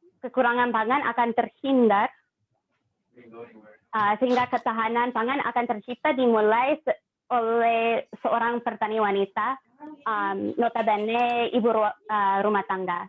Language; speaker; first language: Indonesian; non-native, learner; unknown